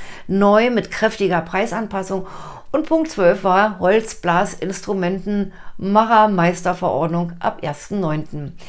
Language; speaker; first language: German; native; German